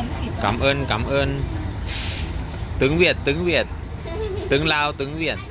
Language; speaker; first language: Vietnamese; non-native, learner; Thai